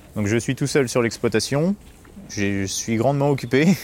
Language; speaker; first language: French; native; French